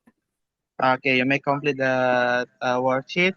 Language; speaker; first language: English; non-native, learner; Indonesian